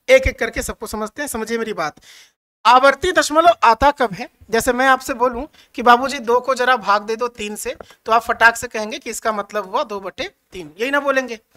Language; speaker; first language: Hindi; native; Hindi